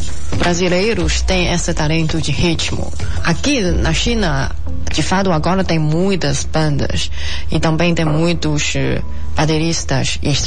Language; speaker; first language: Portuguese; non-native, fluent; Chinese